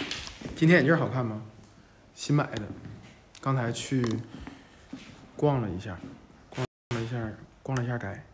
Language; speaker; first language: Chinese; native; Chinese